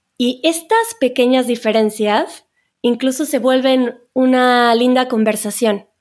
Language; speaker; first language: Spanish; native; Spanish